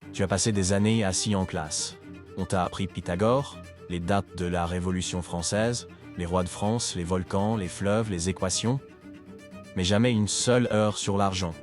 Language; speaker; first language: French; native; French